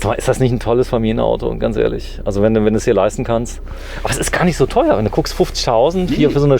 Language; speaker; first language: German; native; German